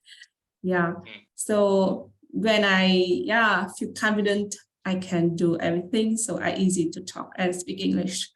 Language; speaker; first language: English; non-native, learner; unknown